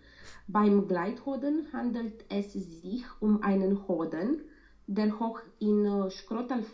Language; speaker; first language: German; non-native, learner; Romanian